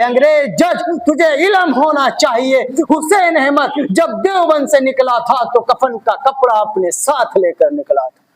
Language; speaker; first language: Urdu; native; Urdu